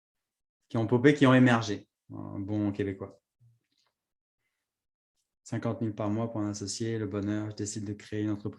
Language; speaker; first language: French; native; French